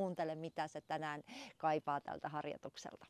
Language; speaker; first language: Finnish; native; Finnish